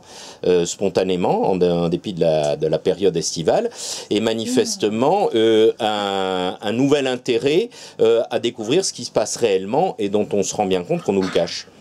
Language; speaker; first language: French; native; French